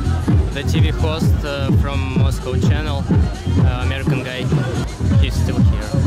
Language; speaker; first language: English; non-native, learner; Russian